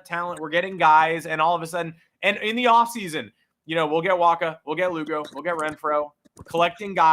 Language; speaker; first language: English; native; English